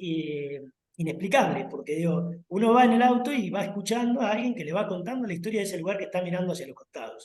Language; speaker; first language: Spanish; native; Spanish